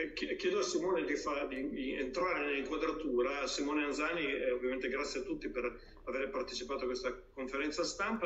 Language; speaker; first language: Italian; native; Italian